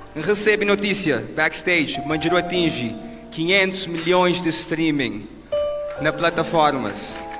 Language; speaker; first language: Portuguese; non-native, local second language; Kabuverdianu